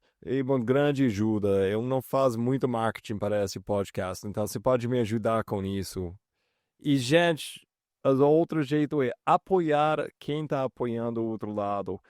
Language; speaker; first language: Portuguese; non-native, fluent; English